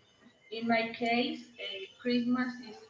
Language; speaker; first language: English; non-native, learner; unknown